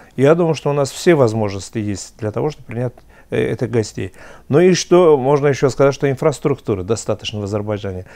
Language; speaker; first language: Russian; non-native, local second language; Azerbaijani